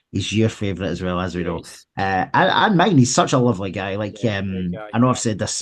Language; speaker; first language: English; native; English